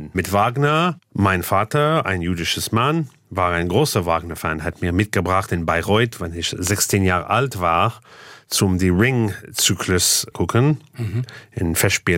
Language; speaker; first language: German; non-native, fluent; English